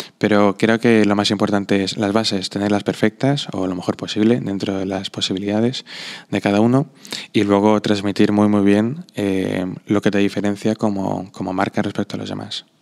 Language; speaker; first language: Spanish; non-native, fluent; Slovak